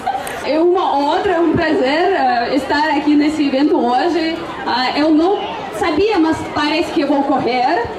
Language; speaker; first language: Portuguese; non-native, fluent; Russian